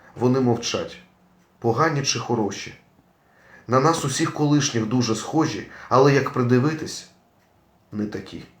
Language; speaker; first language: Ukrainian; native; Ukrainian